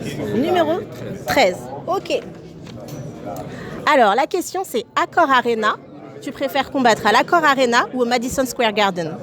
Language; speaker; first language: French; native; French